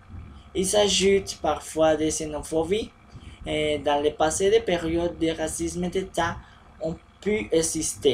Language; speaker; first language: French; non-native, learner; Spanish